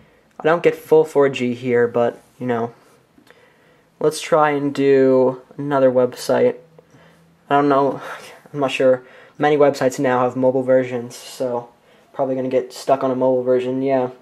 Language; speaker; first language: English; native; English